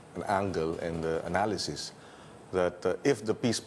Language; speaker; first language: English; non-native, local second language; Filipino